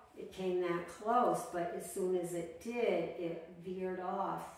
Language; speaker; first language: English; native; English